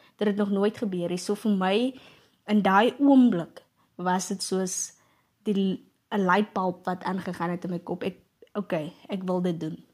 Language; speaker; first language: Afrikaans; native; Afrikaans